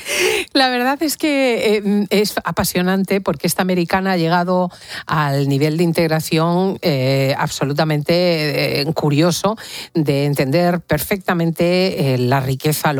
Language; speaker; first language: Spanish; native; Spanish